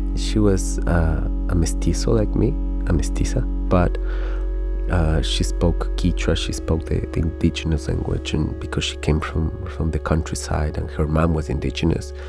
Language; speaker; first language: English; non-native, fluent; Spanish